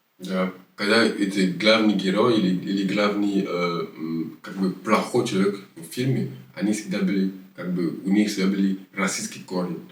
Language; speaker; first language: Russian; non-native, fluent; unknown